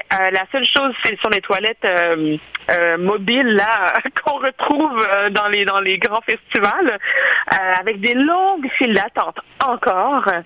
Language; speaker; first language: French; early bilingual, other home language; Haitian Creole